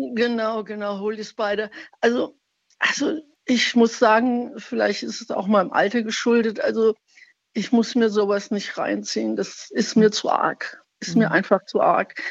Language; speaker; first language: German; non-native, fluent; Persian